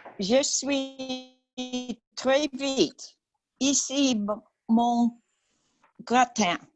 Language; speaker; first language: French; non-native, learner; English